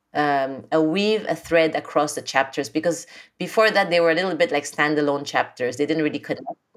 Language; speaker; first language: English; non-native, local second language; French